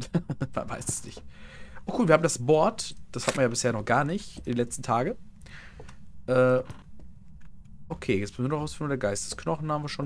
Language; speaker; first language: German; native; German